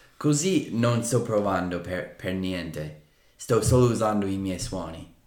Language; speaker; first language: Italian; non-native, fluent; English